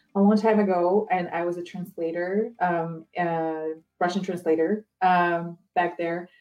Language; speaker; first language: English; non-native, fluent; Ukrainian